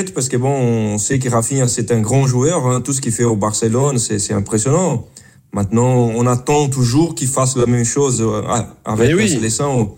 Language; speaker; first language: French; non-native, fluent; Portuguese